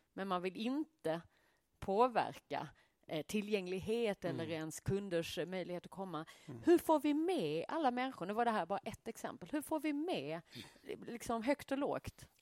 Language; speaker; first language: Swedish; native; Swedish